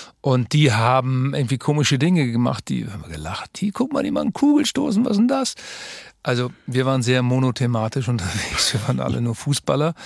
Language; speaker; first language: German; native; German